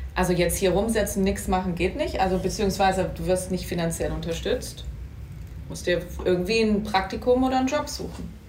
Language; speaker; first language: German; native; German